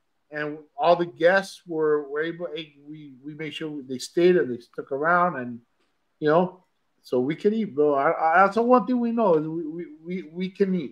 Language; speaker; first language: English; early bilingual, other home language; Spanish